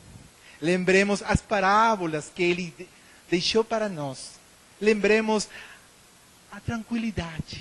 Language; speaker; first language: Portuguese; non-native, learner; Spanish